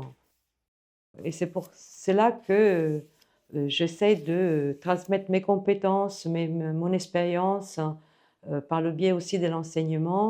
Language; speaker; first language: French; non-native, fluent; Italian